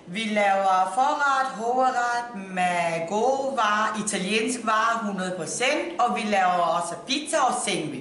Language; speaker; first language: Danish; non-native, fluent; Italian